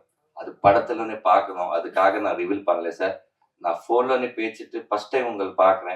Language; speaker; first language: Tamil; non-native, learner; Telugu